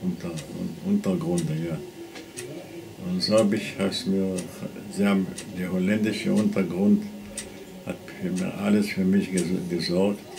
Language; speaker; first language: German; non-native, fluent; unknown